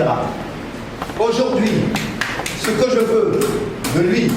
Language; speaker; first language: French; non-native, local second language; Lingala